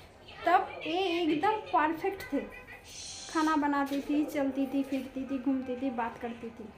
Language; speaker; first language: Hindi; non-native, local second language; Bangla